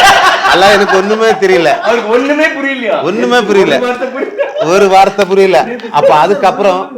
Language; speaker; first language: Tamil; non-native, learner; Malayalam